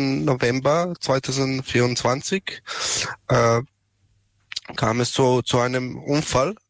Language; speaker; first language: German; non-native, learner; Serbian